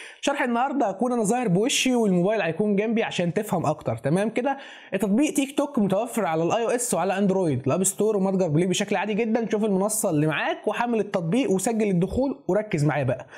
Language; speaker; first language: Arabic; native; Arabic